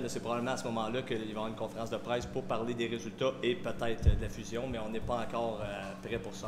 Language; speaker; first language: French; native; French